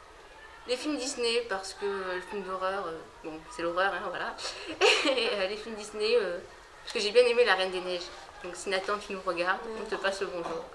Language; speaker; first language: French; native; French